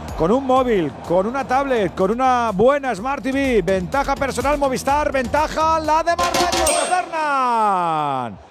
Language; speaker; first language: Spanish; native; Spanish